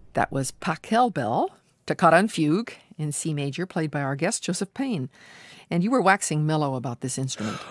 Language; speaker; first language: English; native; English